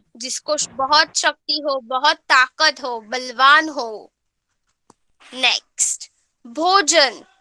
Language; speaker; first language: Hindi; non-native, local second language; Marathi